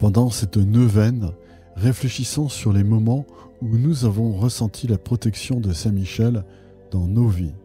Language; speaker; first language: French; native; French